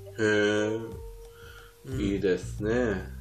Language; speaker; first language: Japanese; non-native, fluent; Persian